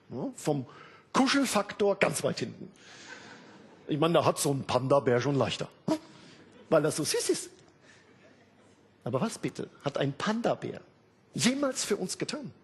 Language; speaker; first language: German; native; German